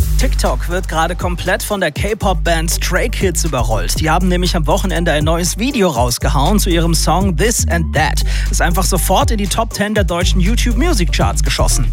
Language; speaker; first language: German; native; German